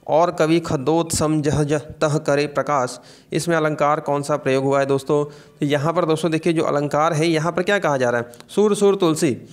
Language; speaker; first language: Hindi; native; Hindi